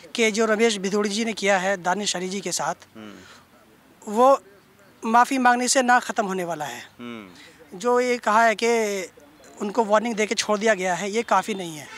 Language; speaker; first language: Hindi; native; Hindi